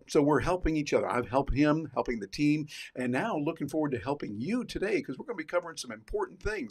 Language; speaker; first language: English; native; English